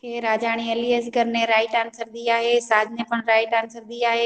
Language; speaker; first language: Hindi; non-native, local second language; Gujarati